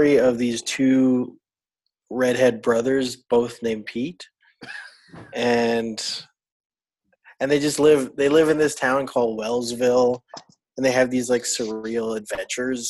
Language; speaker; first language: English; non-native, local second language; Filipino